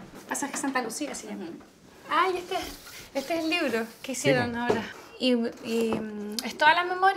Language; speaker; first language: Spanish; native; Spanish